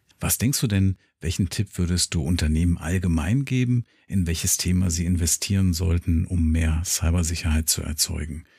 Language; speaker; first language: German; native; German